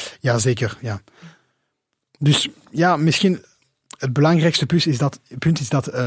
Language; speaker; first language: Dutch; non-native, local second language; French